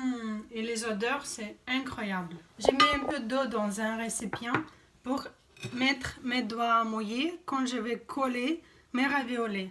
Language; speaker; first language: French; non-native, fluent; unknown